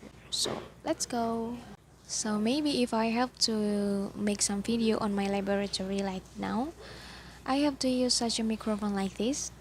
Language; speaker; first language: English; non-native, learner; Indonesian